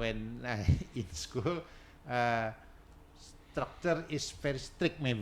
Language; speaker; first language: English; non-native, learner; Indonesian